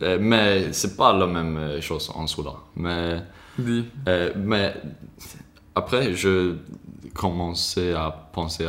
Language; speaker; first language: French; non-native, learner; Swedish